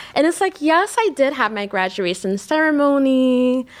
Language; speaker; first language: English; native; English